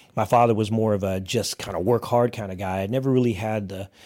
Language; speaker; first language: English; native; English